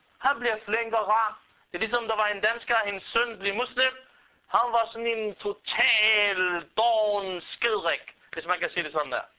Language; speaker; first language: Danish; non-native, fluent; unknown